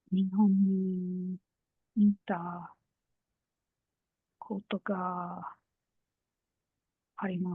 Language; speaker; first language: Japanese; non-native, learner; English